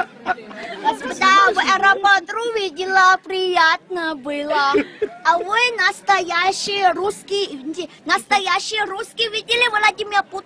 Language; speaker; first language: Russian; non-native, learner; Thai